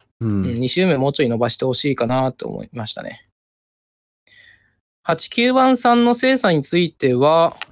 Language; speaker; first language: Japanese; native; Japanese